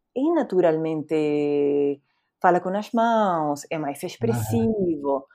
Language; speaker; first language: Portuguese; non-native, fluent; Spanish